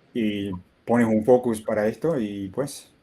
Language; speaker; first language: Spanish; non-native, fluent; English